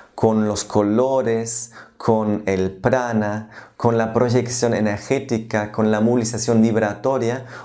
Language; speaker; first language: Spanish; non-native, fluent; German